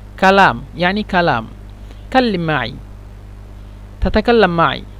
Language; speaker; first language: Egyptian Arabic; non-native, learner; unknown